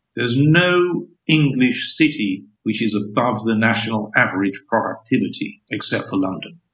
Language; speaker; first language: English; native; English